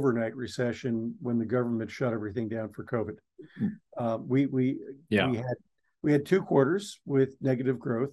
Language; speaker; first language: English; native; English